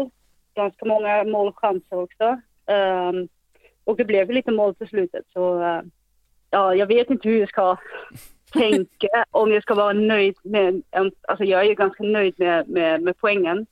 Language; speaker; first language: Swedish; non-native, fluent; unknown